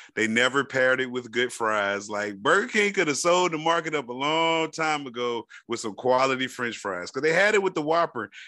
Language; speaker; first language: English; native; English